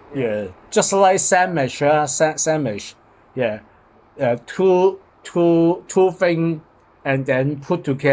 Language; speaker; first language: English; non-native, learner; Cantonese